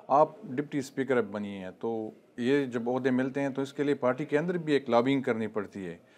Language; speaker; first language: Urdu; native; Urdu